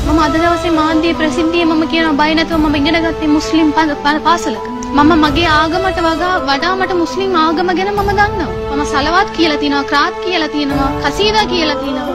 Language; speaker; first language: Sinhala; non-native, local second language; Tamil